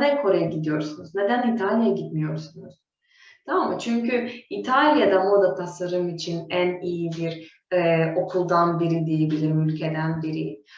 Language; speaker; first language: Turkish; non-native, fluent; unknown